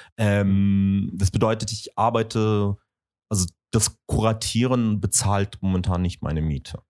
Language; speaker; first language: German; early bilingual, other home language; Russian